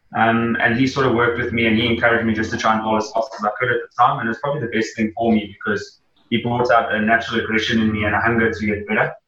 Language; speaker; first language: English; native; English